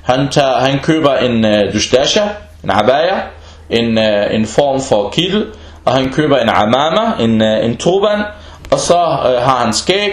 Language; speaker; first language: Danish; early bilingual, other home language; Arabic